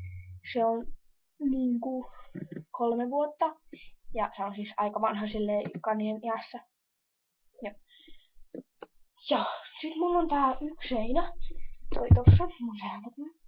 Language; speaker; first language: Finnish; native; Finnish